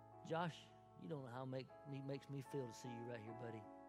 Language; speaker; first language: English; native; English